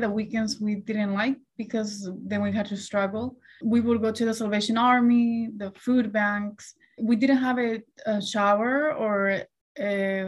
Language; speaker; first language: English; early bilingual, other home language; Spanish